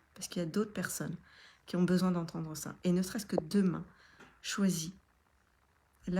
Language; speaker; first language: French; native; French